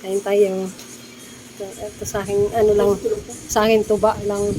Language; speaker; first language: Filipino; native; Filipino